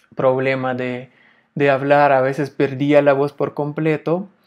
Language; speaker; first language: Spanish; non-native, fluent; Russian